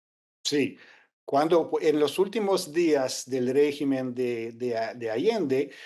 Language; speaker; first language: Spanish; non-native, fluent; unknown